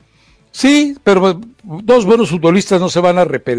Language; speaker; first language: Spanish; native; Spanish